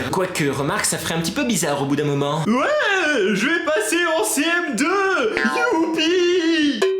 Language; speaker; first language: French; native; French